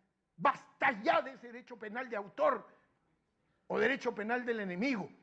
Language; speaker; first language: Spanish; native; Spanish